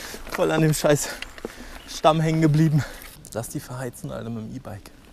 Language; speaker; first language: German; native; German